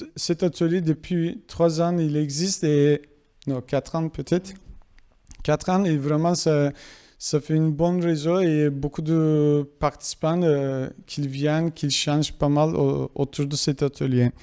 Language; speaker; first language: French; non-native, fluent; Kurdish